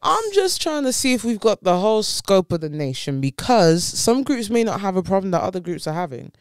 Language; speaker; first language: English; native; English